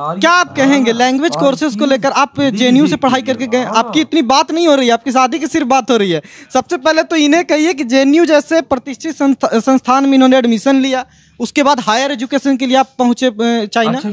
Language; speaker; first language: Hindi; native; Hindi